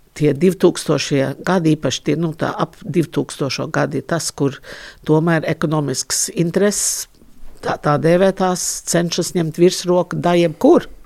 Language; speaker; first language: Latvian; early bilingual, heritage; Latvian